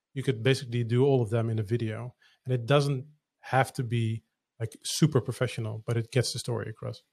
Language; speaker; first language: English; non-native, fluent; Dutch